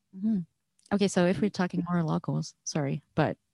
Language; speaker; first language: English; native; English